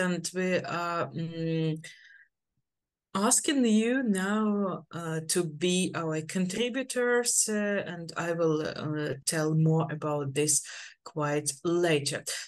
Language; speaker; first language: English; non-native, fluent; Ukrainian